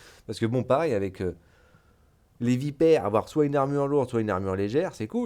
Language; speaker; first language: French; native; French